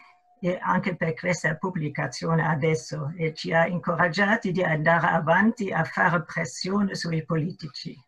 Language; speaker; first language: Italian; non-native, fluent; German